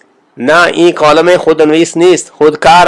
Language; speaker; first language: Persian; non-native, fluent; Urdu